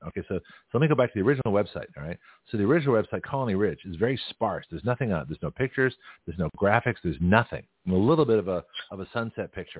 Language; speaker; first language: English; native; English